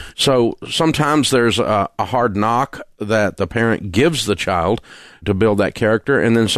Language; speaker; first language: English; native; English